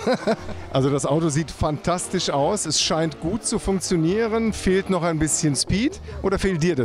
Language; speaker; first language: German; native; German